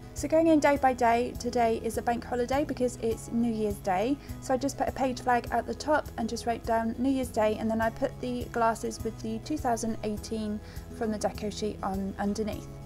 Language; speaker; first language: English; native; English